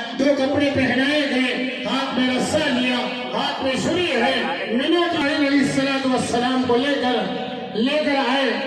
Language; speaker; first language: Urdu; native; Urdu